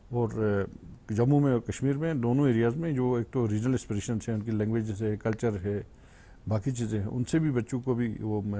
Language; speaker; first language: Urdu; non-native, local second language; Kashmiri